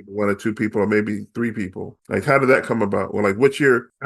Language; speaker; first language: English; native; English